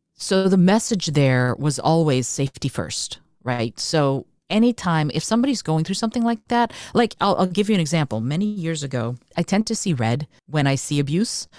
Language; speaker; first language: English; early bilingual, other home language; Russian